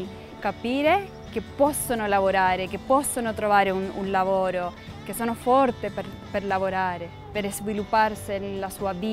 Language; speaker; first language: Italian; non-native, fluent; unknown